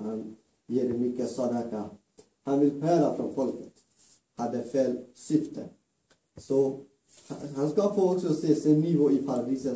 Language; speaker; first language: Swedish; non-native, fluent; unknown